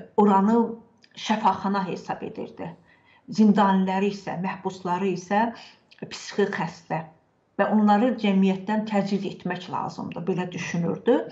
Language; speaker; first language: Azerbaijani; native; Azerbaijani